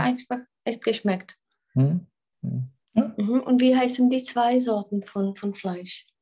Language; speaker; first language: German; non-native, fluent; Czech